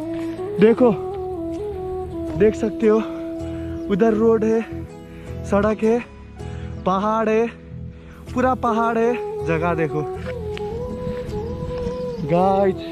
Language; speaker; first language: Hindi; non-native, learner; Nepali